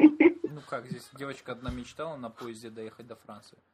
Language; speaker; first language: Russian; native; Russian